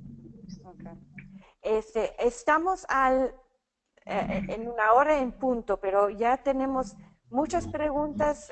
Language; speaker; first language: Spanish; non-native, fluent; English